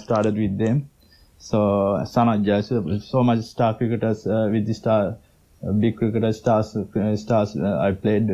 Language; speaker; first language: English; non-native, local second language; Sinhala